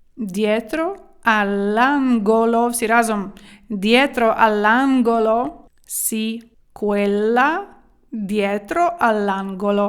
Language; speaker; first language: Italian; non-native, fluent; Ukrainian